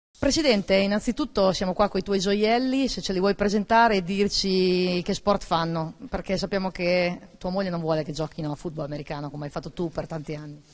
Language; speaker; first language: Italian; native; Italian